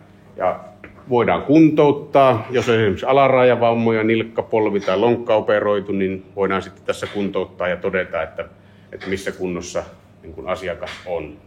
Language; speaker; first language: Finnish; native; Finnish